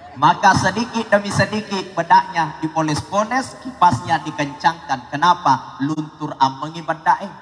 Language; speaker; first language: Indonesian; non-native, local second language; Buginese